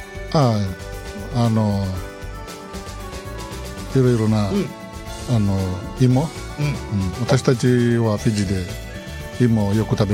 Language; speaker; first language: Japanese; non-native, learner; Fijian